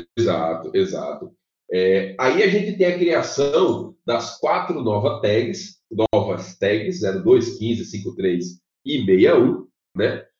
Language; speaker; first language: Portuguese; native; Portuguese